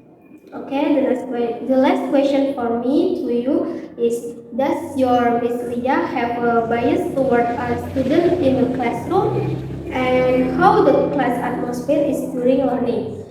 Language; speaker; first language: English; non-native, learner; Indonesian